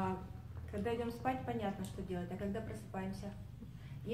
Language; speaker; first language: Russian; native; Russian